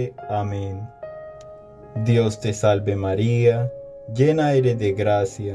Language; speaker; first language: Spanish; native; Spanish